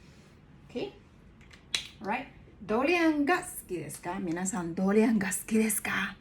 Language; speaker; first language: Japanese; non-native, fluent; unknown